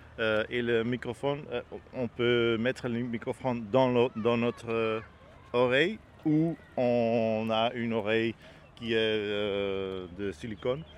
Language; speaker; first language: French; non-native, learner; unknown